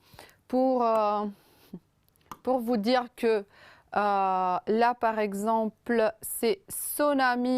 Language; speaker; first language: French; non-native, fluent; Romanian